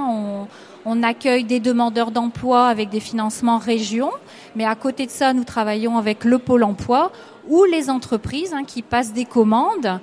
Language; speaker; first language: French; native; French